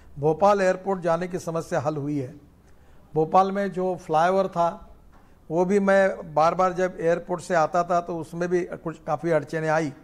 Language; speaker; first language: Hindi; non-native, local second language; Marathi